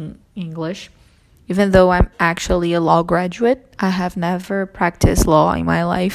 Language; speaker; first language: English; non-native, fluent; Portuguese